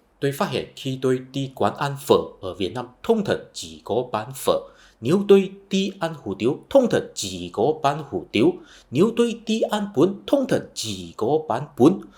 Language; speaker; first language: Vietnamese; non-native, fluent; Chinese